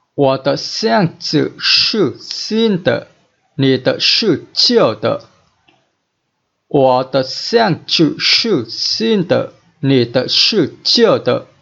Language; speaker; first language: Chinese; non-native, fluent; Vietnamese